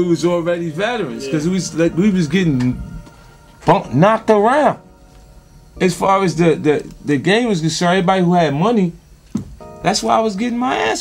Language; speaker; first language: English; native; English